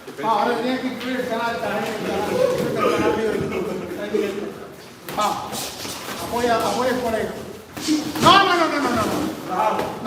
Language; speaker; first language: Spanish; native; Spanish